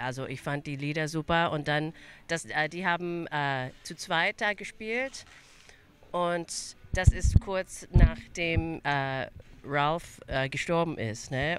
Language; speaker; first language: German; early bilingual, other home language; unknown